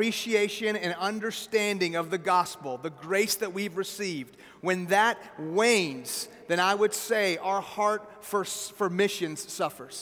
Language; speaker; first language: English; early bilingual, other home language; Persian